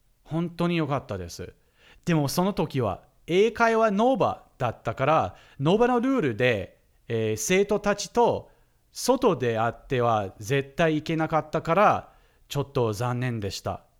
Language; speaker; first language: Japanese; non-native, fluent; English